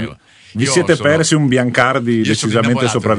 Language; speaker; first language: Italian; native; Italian